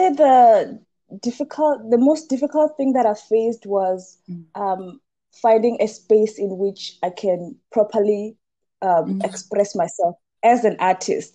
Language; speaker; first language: English; non-native, local second language; Venda